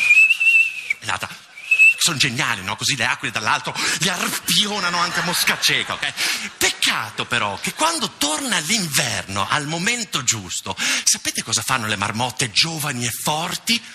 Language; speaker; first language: Italian; native; Italian